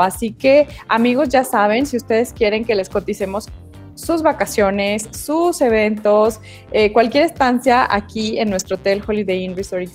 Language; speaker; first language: Spanish; native; Spanish